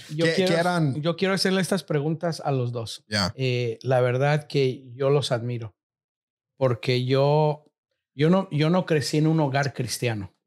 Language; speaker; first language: Spanish; early bilingual, heritage; Spanish